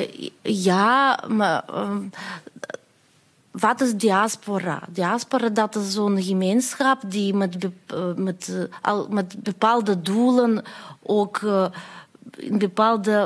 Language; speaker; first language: Dutch; non-native, fluent; Russian